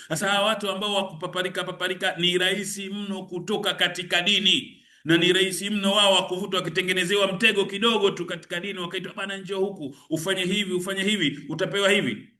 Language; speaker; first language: Swahili; native; Swahili